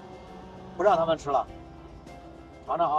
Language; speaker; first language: Indonesian; non-native, learner; Chinese